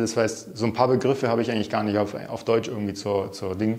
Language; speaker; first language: German; native; German